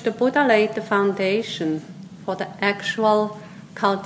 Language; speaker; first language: English; non-native, fluent; Swiss German